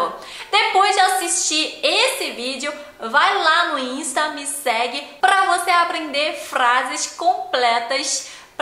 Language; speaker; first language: Portuguese; non-native, fluent; Chinese